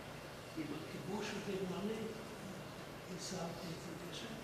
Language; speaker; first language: Hebrew; non-native, fluent; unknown